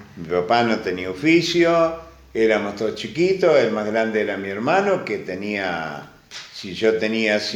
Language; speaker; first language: Spanish; early bilingual, other home language; Greek